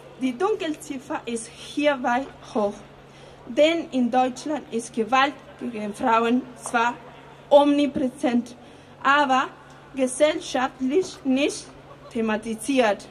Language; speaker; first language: German; non-native, fluent; Spanish